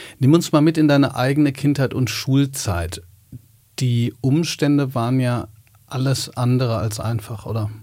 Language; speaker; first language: German; native; German